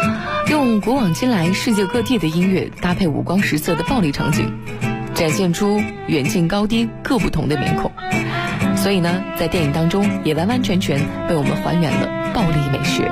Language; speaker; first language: Chinese; native; Chinese